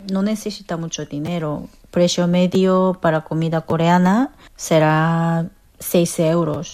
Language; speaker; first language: Spanish; non-native, fluent; Korean